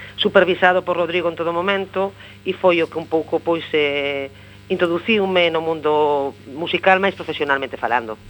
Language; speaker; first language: Galician; non-native, local second language; Spanish